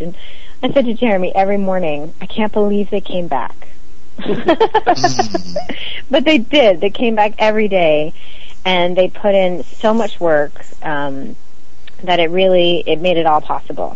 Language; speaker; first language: English; native; English